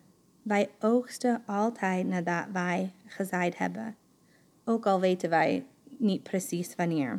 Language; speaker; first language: Dutch; non-native, fluent; English